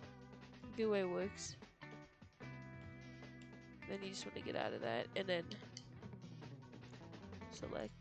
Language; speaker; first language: English; native; English